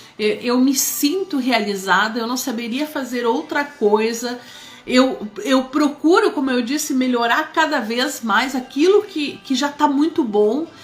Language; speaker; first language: Portuguese; early bilingual, other home language; Spanish